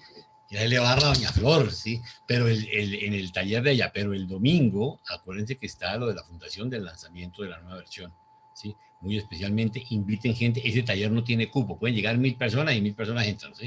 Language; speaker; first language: Spanish; native; Spanish